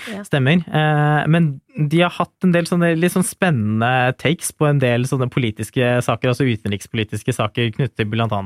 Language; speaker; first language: Norwegian; early bilingual, other home language; Urdu